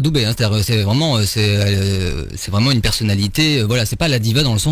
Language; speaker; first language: French; native; French